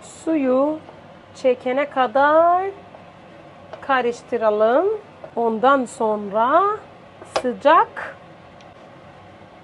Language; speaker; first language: Turkish; non-native, fluent; Persian